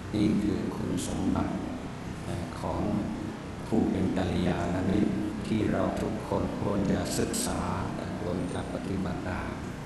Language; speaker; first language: Thai; non-native, fluent; English